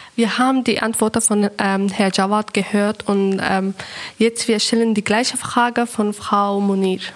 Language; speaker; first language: German; non-native, learner; Persian